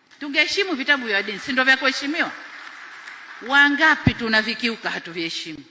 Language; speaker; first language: Swahili; native; Swahili